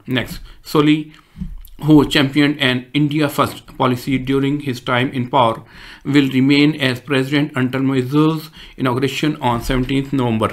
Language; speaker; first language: English; non-native, local second language; Urdu